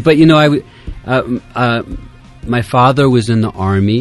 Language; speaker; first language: English; native; English